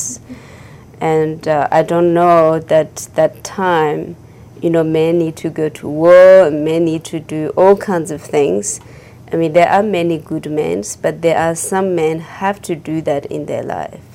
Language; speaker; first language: English; non-native, fluent; Chinese